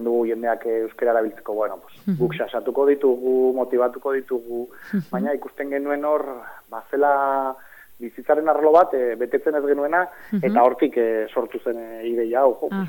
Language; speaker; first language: Basque; native; Basque